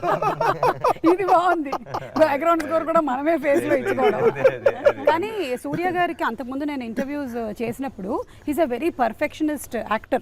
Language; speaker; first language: Telugu; native; Telugu